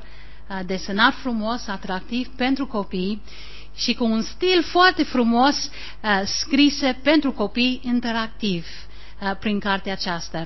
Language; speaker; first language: Romanian; non-native, learner; English